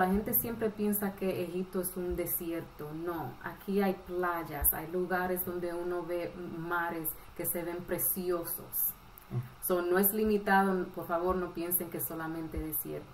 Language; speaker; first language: Spanish; early bilingual, heritage; Spanish